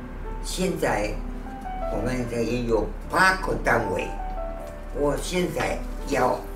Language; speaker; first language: Chinese; non-native, fluent; Spanish